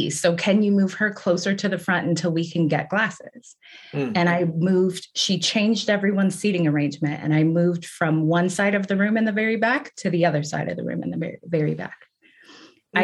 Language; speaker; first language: English; native; English